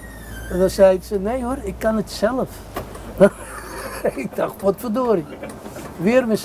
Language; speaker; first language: Dutch; non-native, fluent; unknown